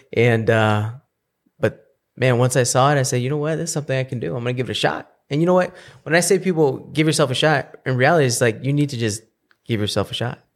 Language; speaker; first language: English; early bilingual, other home language; Spanish